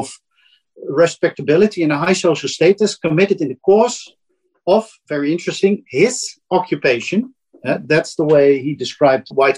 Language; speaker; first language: English; non-native, fluent; Dutch